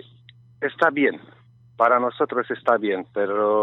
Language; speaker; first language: Spanish; non-native, learner; Romanian